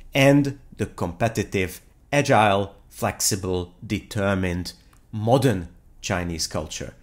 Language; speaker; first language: English; non-native, fluent; Hungarian